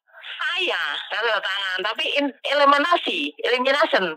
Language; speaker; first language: Indonesian; non-native, local second language; Javanese